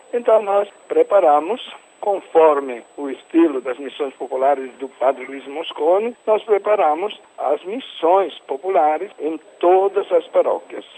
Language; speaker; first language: Portuguese; non-native, fluent; Italian